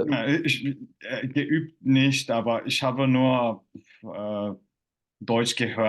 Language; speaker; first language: German; non-native, fluent; Finnish